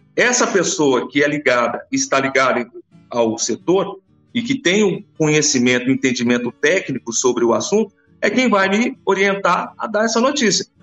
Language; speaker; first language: Portuguese; native; Portuguese